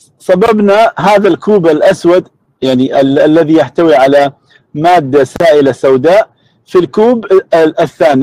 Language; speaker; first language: Arabic; non-native, fluent; Persian